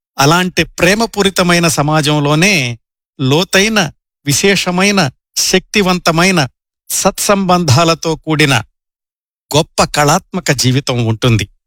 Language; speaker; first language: Telugu; native; Telugu